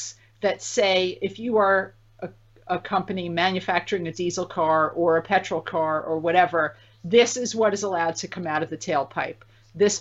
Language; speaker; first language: English; native; English